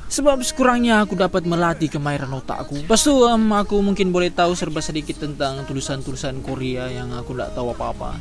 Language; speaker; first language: Malay; native; Malay